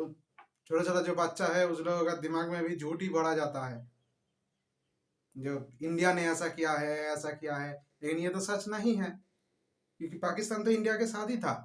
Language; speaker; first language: Hindi; non-native, local second language; Bangla